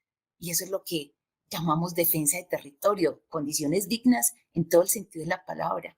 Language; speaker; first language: Spanish; native; Spanish